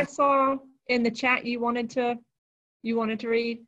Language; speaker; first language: English; native; English